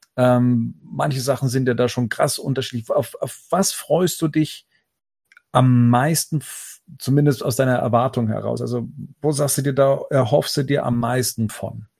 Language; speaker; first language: German; native; German